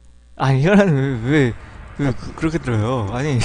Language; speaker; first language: Korean; native; Korean